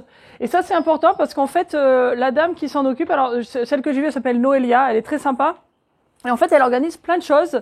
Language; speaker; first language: French; native; French